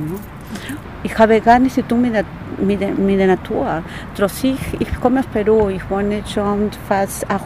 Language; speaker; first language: German; non-native, fluent; Spanish